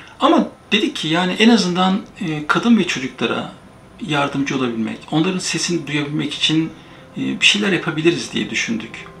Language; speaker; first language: Turkish; native; Turkish